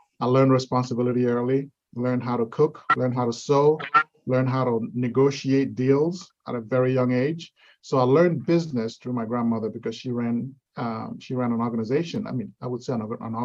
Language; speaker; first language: English; non-native, local second language; Igbo